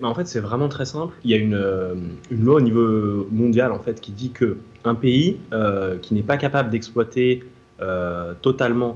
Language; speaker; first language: French; native; French